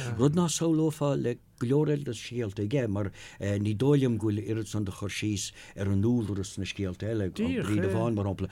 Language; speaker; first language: Irish; non-native, local second language; English